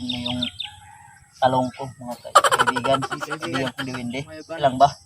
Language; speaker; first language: Filipino; native; Filipino